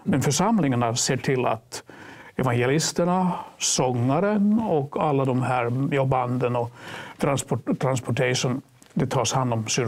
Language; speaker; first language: Swedish; non-native, fluent; Finnish